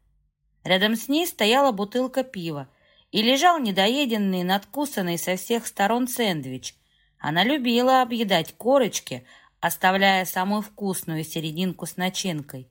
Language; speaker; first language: Russian; native; Russian